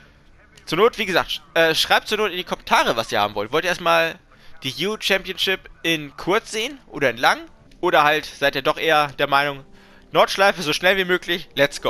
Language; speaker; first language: German; native; German